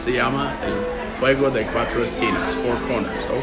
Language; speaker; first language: Spanish; non-native, fluent; English